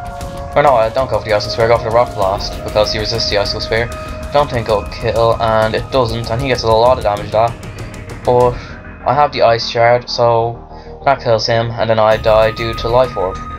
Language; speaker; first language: English; native; English